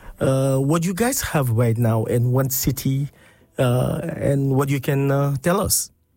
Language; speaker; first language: English; non-native, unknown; Wolof